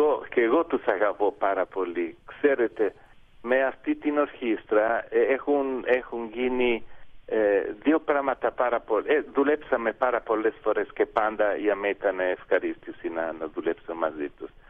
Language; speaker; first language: Greek; non-native, fluent; Italian